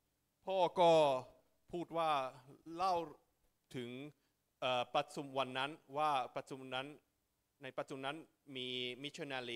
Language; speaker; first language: Thai; non-native, fluent; Finnish